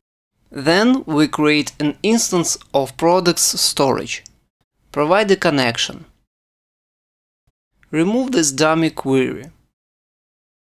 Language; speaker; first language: English; non-native, fluent; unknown